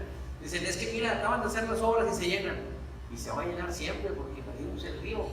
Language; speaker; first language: Spanish; native; Spanish